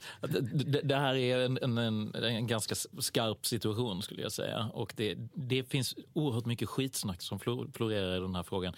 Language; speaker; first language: Swedish; native; Swedish